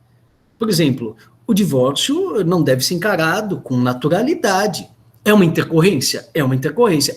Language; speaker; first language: Portuguese; native; Portuguese